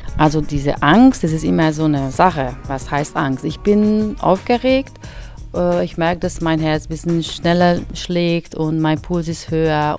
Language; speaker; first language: German; non-native, fluent; Hungarian